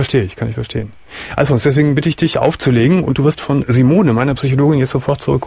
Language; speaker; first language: German; native; German